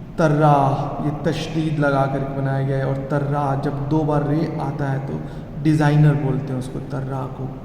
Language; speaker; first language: Hindi; native; Hindi